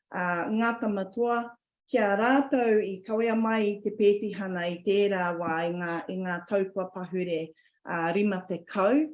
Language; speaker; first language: Māori; non-native, local second language; English